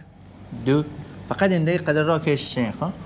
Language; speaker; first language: Persian; native; Persian